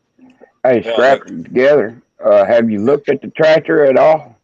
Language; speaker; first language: English; native; English